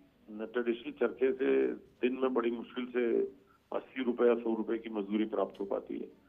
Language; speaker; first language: Hindi; native; Hindi